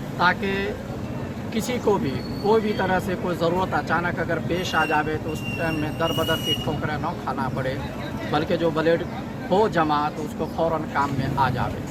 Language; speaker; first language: Urdu; non-native, local second language; Gujarati